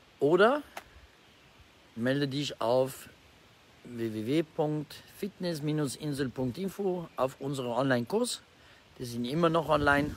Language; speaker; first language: German; non-native, fluent; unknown